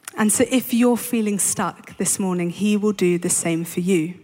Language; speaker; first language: English; native; English